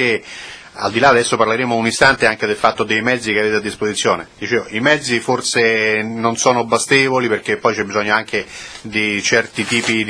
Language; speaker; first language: Italian; native; Italian